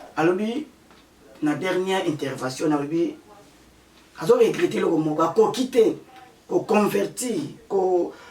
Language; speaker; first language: Lingala; non-native, local second language; Kongo